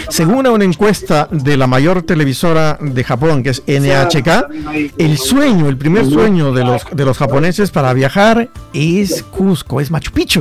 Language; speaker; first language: Spanish; native; Spanish